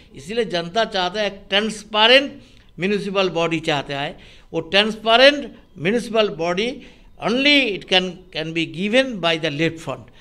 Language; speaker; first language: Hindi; non-native, local second language; Bangla